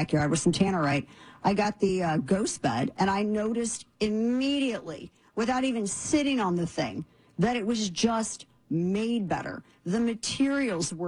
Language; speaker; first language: English; native; English